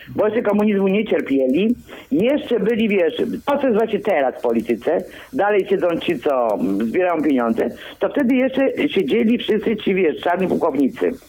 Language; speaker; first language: Polish; early bilingual, other home language; Greek